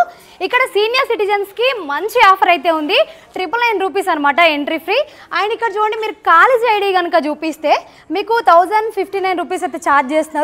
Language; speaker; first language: Telugu; native; Telugu